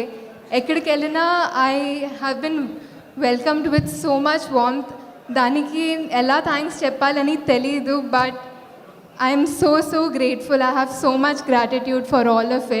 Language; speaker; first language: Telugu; non-native, fluent; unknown